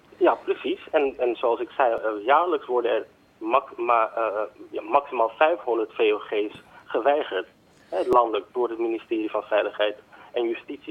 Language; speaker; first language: Dutch; native; Dutch